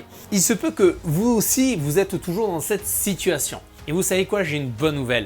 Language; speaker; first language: French; native; French